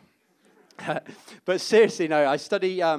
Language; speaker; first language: English; native; English